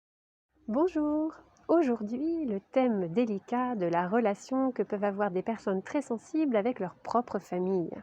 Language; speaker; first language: French; native; French